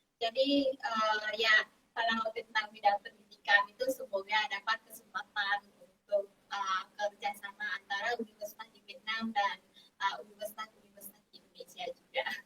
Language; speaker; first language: Indonesian; non-native, fluent; Vietnamese